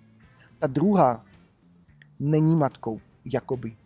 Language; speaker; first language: Czech; non-native, fluent; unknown